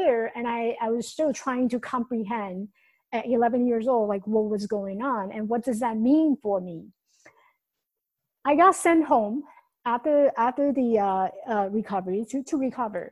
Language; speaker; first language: English; non-native, fluent; Chinese